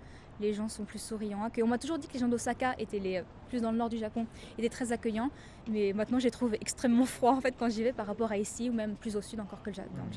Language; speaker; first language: French; native; French